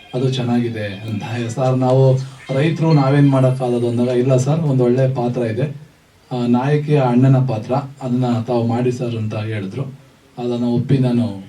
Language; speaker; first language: Kannada; native; Kannada